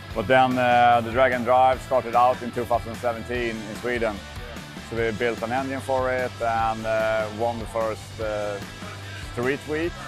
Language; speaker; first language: English; non-native, fluent; Swedish